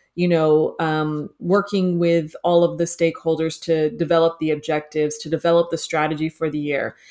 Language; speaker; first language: English; native; English